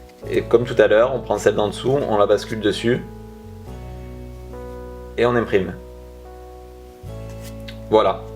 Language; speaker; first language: French; native; French